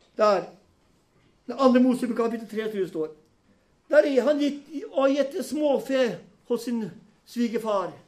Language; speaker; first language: Norwegian; native; Norwegian